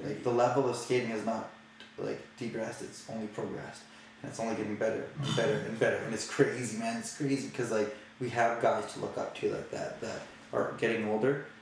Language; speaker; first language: English; native; English